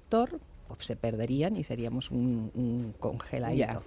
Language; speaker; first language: Spanish; native; Spanish